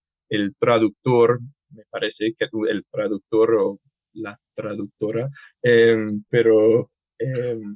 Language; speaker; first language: Spanish; non-native, fluent; English